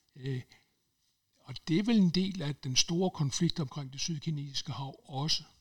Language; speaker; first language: Danish; native; Danish